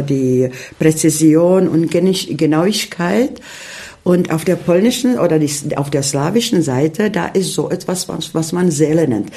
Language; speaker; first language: German; non-native, fluent; Czech